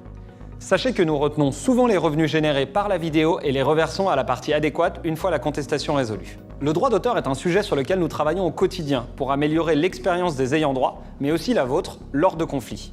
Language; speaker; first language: French; native; French